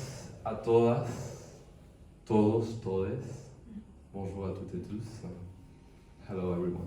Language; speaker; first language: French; non-native, fluent; Spanish